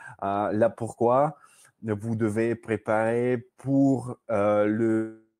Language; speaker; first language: French; non-native, learner; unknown